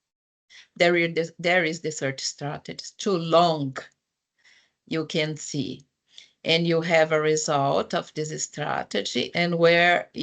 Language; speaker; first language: English; non-native, fluent; Portuguese